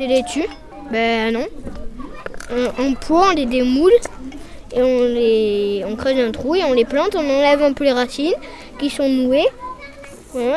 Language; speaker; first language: French; native; French